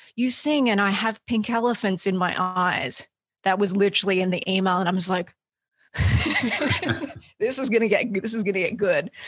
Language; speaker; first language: English; native; English